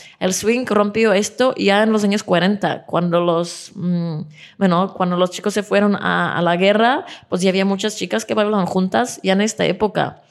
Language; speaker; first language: Spanish; non-native, fluent; Czech